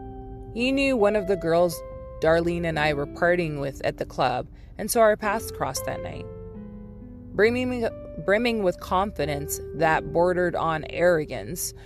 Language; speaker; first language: English; native; English